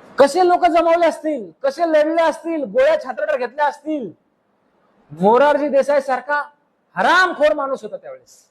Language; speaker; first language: Marathi; native; Marathi